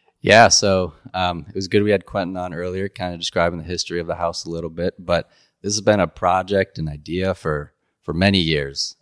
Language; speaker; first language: English; native; English